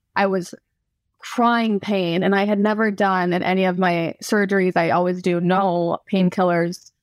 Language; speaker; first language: English; native; English